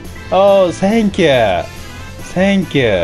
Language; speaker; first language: English; non-native, learner; Japanese